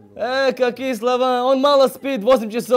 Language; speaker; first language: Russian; early bilingual, heritage; Russian